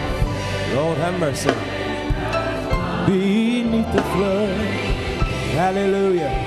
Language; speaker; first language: English; native; English